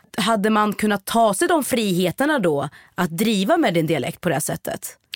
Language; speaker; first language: Swedish; native; Swedish